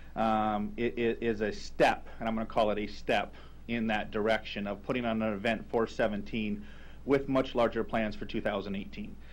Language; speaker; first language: English; native; English